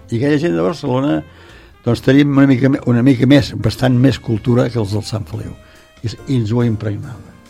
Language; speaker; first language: Catalan; native; Catalan